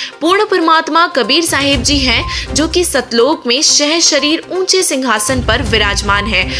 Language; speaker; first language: Hindi; native; Hindi